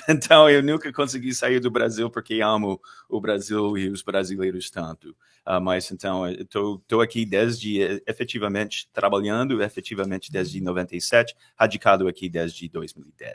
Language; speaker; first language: Portuguese; non-native, fluent; English